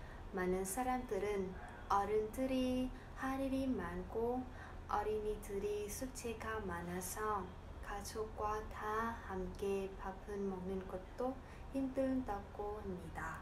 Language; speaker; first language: Korean; non-native, learner; Vietnamese